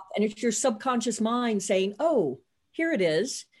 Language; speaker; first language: English; native; English